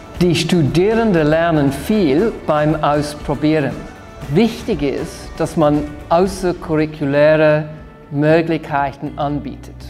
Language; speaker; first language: German; non-native, fluent; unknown